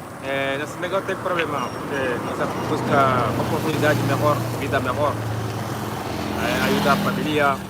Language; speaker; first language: Portuguese; non-native, learner; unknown